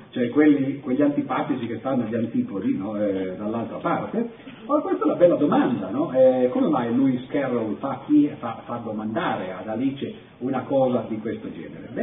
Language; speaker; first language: Italian; native; Italian